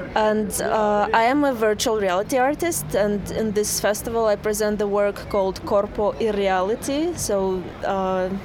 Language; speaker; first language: English; non-native, fluent; Russian